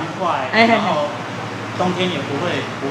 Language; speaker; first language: Chinese; native; Chinese